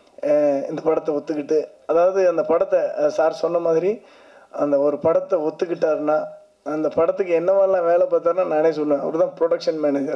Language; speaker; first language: Tamil; native; Tamil